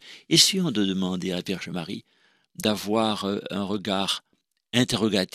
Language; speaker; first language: French; native; French